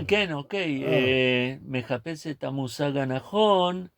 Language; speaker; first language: Hebrew; non-native, fluent; Spanish